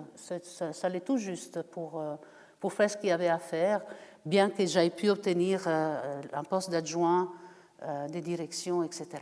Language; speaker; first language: French; non-native, fluent; Italian